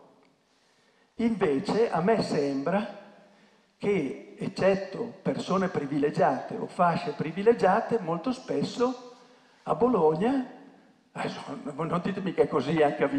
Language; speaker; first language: Italian; native; Italian